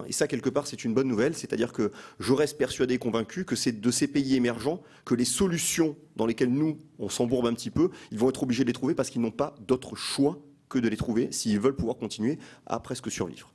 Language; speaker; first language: French; native; French